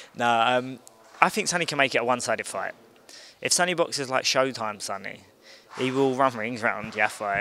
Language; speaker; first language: English; native; English